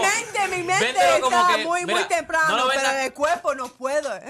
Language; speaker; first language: Spanish; early bilingual, heritage; Spanish